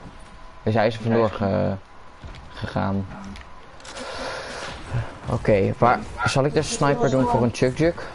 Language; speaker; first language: Dutch; native; Dutch